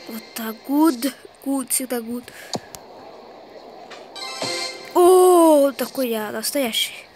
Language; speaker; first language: Russian; non-native, fluent; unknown